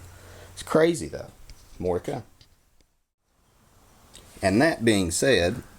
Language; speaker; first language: English; native; English